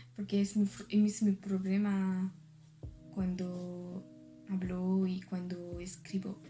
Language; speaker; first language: Spanish; non-native, learner; French